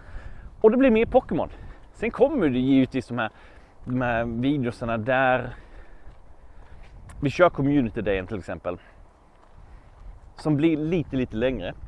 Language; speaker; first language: Swedish; native; Swedish